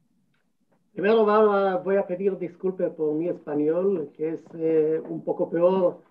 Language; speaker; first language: Spanish; non-native, fluent; Hebrew